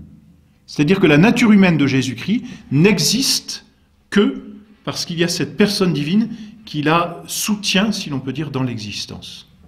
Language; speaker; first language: French; native; French